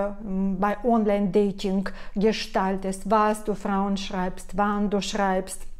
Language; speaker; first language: German; non-native, fluent; Russian